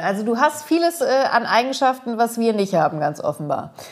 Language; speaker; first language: German; early bilingual, other home language; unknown